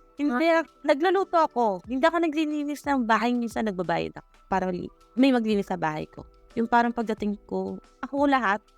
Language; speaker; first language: Filipino; native; Filipino